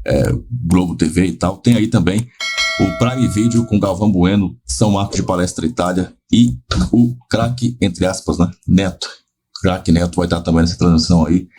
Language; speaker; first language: Portuguese; native; Portuguese